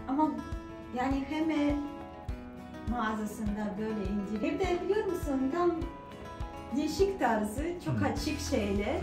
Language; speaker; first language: Turkish; non-native, fluent; Russian